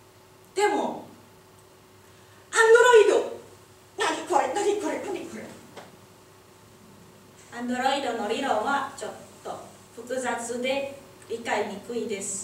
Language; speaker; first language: Japanese; non-native, learner; Indonesian